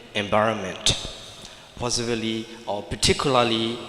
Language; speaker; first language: English; non-native, fluent; Burmese